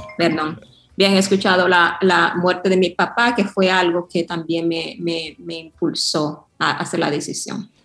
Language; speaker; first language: Spanish; early bilingual, heritage; Spanish